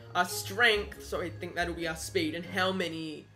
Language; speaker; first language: English; native; English